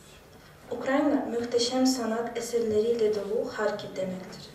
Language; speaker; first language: Turkish; non-native, learner; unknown